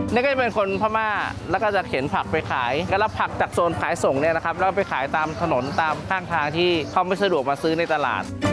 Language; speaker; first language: Thai; early bilingual, other home language; Chinese